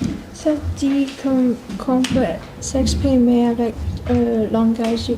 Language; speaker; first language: French; non-native, local second language; Chinese